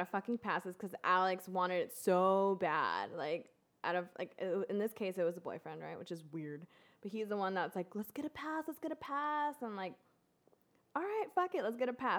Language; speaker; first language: English; early bilingual, other home language; Spanish